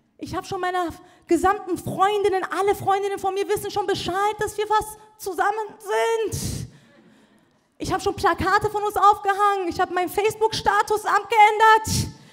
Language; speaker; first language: German; early bilingual, other home language; Persian